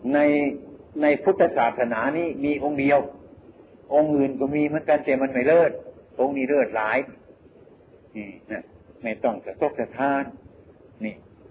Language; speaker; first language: Thai; non-native, local second language; Northeastern Thai